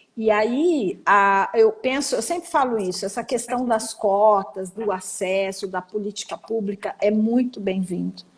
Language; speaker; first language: Portuguese; native; Portuguese